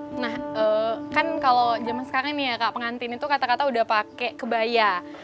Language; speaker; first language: Indonesian; native; Indonesian